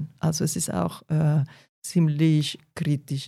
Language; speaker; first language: German; non-native, fluent; Portuguese